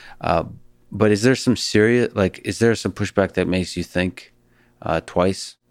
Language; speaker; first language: English; early bilingual, other home language; Russian